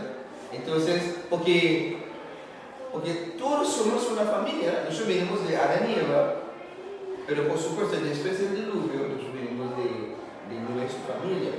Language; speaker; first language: Spanish; non-native, learner; English